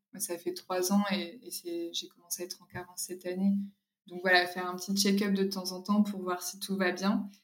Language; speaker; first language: French; native; French